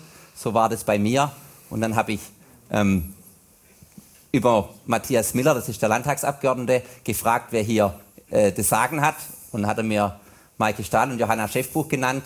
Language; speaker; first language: German; native; German